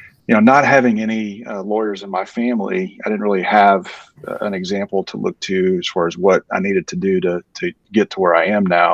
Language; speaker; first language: English; native; English